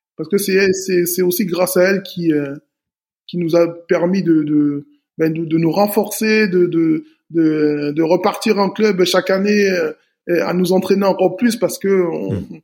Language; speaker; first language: French; native; French